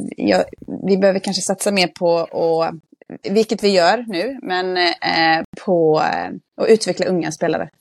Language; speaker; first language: Swedish; native; Swedish